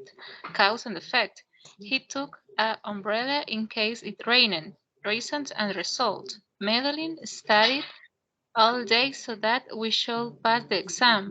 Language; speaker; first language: English; non-native, learner; Spanish